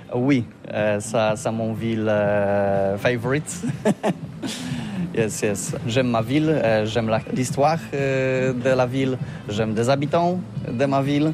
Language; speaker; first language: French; non-native, learner; Polish